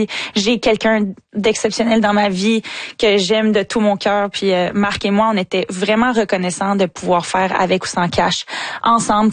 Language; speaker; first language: French; native; French